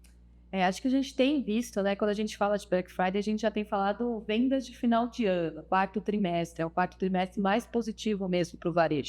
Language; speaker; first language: Portuguese; native; Portuguese